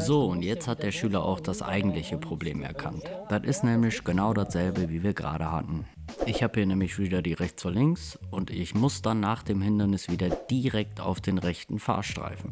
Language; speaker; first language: German; native; German